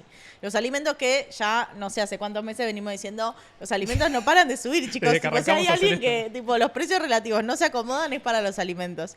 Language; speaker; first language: Spanish; native; Spanish